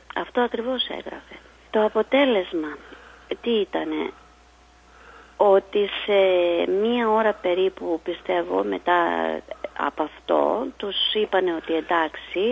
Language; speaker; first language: Greek; native; Greek